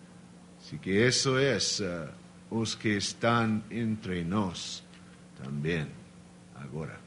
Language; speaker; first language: Spanish; non-native, learner; Portuguese